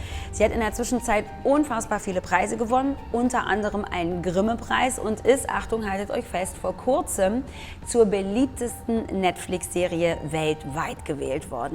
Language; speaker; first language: German; native; German